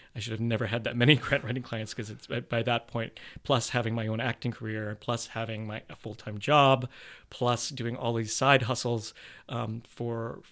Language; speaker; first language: English; native; English